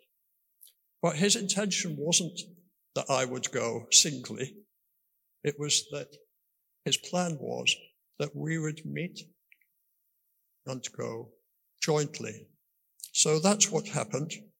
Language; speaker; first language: English; native; English